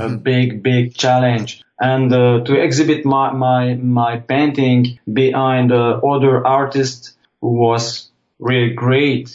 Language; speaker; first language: English; non-native, fluent; French